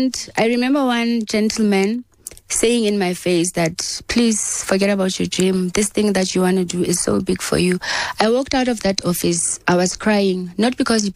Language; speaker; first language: English; non-native, local second language; Southern Sotho